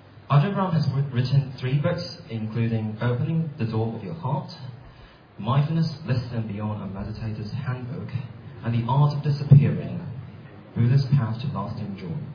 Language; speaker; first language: English; non-native, local second language; Cantonese